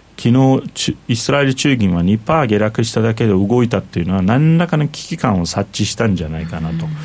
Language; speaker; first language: Japanese; non-native, fluent; Turkish